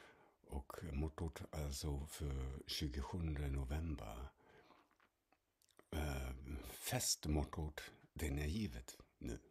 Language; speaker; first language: Swedish; non-native, fluent; German